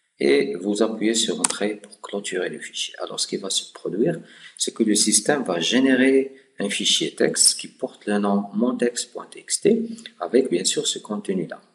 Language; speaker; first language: French; non-native, local second language; Arabic